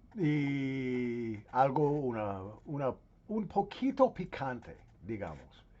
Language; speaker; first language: Spanish; non-native, learner; English